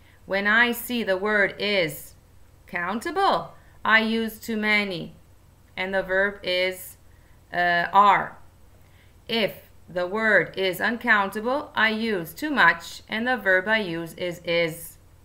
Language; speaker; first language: English; non-native, fluent; Italian